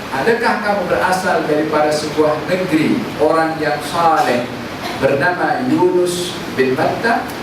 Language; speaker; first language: Malay; native; Malay